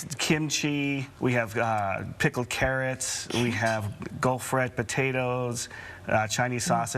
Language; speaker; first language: English; native; English